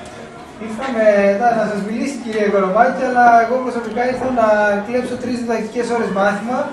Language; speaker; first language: Greek; native; Greek